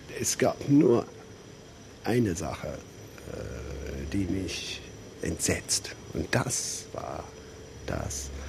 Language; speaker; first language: German; non-native, fluent; English